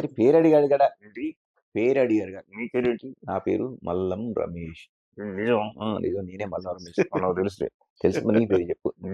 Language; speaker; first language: Telugu; non-native, local second language; Lambadi